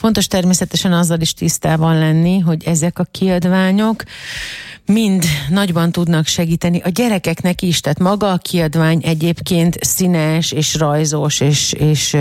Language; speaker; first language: Hungarian; native; Hungarian